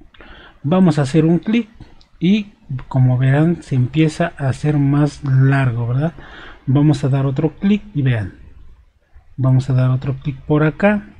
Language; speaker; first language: Spanish; native; Spanish